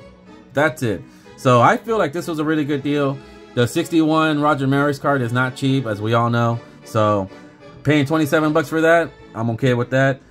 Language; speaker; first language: English; native; English